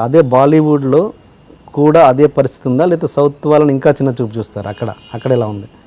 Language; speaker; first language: Telugu; native; Telugu